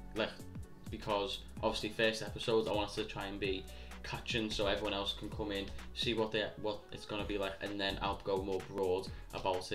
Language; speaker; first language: English; native; English